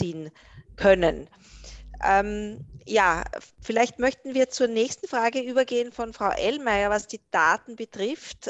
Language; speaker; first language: German; native; German